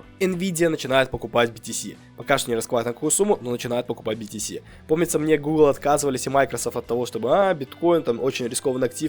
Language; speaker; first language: Russian; native; Russian